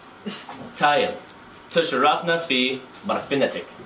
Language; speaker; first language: Arabic; non-native, learner; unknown